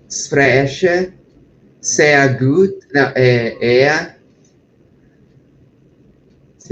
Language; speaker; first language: German; non-native, learner; Portuguese